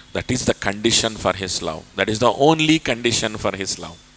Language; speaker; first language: English; non-native, local second language; Telugu